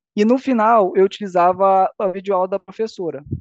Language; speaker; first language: Portuguese; native; Portuguese